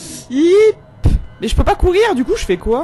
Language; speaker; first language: French; native; French